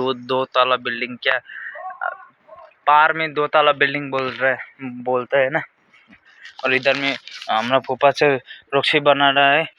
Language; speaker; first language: Hindi; non-native, learner; Nepali